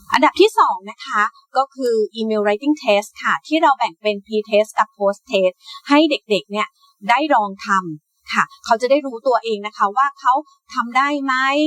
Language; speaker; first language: Thai; native; Thai